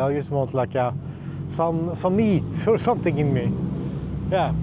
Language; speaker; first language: English; non-native, fluent; Swedish